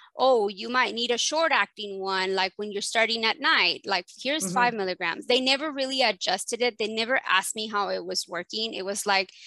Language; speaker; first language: English; early bilingual, other home language; Spanish